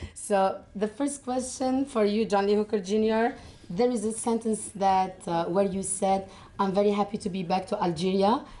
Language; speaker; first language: English; non-native, fluent; Arabic